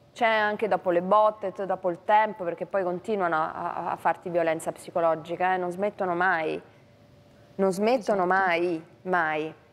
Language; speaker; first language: Italian; native; Italian